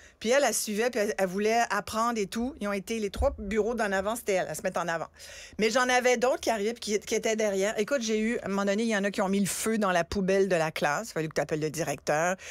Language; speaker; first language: French; early bilingual, other home language; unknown